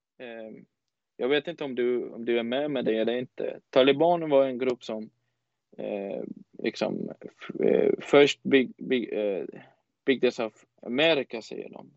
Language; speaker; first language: Swedish; non-native, fluent; Persian